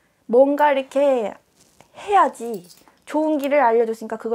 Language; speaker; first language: Korean; native; Korean